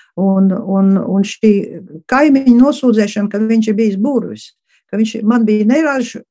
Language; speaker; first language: Latvian; early bilingual, heritage; Latvian